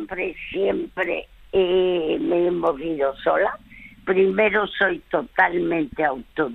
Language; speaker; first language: Spanish; early bilingual, other home language; French